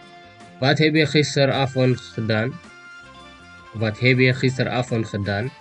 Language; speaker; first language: Dutch; non-native, fluent; Tigrinya